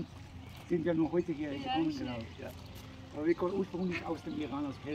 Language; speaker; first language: German; non-native, learner; Persian